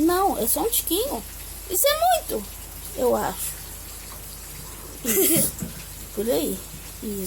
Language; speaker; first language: Portuguese; native; Portuguese